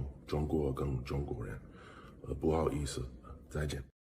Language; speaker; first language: Chinese; non-native, learner; English